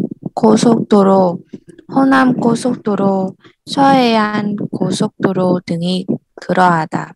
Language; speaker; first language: Korean; non-native, learner; Vietnamese